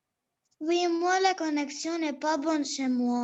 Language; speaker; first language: French; non-native, learner; Arabic